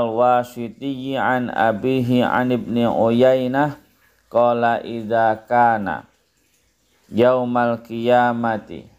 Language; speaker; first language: Arabic; non-native, fluent; Indonesian